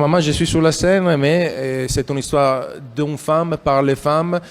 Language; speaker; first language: French; non-native, fluent; Italian